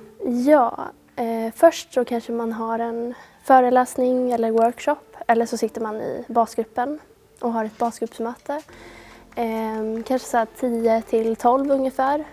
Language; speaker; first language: Swedish; native; Swedish